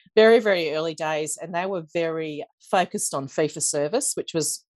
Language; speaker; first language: English; native; English